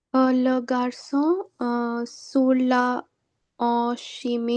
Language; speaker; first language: French; non-native, learner; Hindi